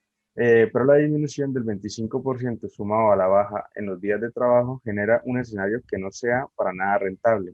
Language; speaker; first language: Spanish; native; Spanish